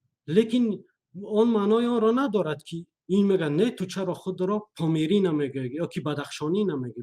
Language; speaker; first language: Persian; non-native, local second language; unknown